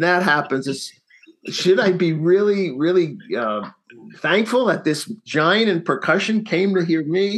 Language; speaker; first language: English; native; English